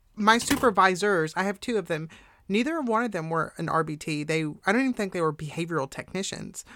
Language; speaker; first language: English; early bilingual, other home language; German